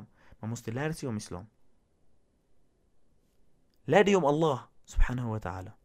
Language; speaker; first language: Swedish; early bilingual, other home language; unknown